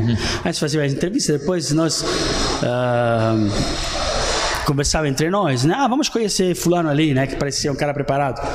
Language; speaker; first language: Portuguese; non-native, fluent; Italian